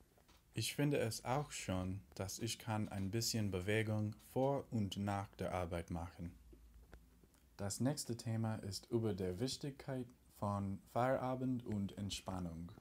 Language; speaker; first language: German; non-native, learner; English